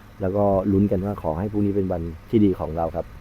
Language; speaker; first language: Thai; native; Thai